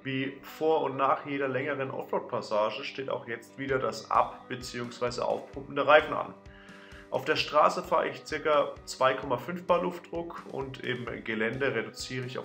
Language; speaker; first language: German; native; German